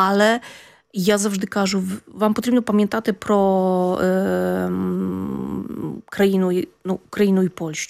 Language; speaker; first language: Ukrainian; non-native, fluent; Polish